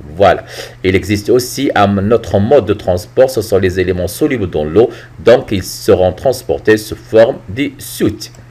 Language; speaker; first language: French; non-native, local second language; Arabic